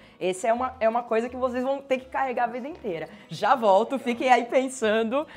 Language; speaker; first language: Portuguese; native; Portuguese